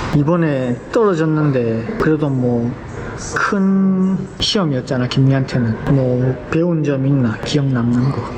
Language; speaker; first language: Korean; native; Korean